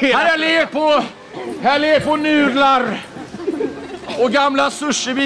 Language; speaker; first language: Swedish; native; Swedish